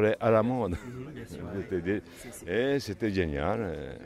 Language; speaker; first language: French; non-native, learner; Japanese